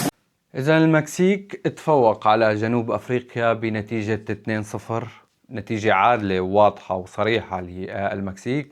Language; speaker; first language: Arabic; native; Arabic